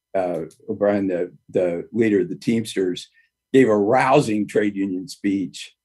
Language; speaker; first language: English; native; English